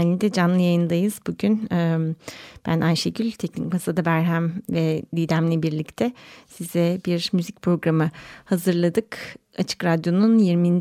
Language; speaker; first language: Turkish; native; Turkish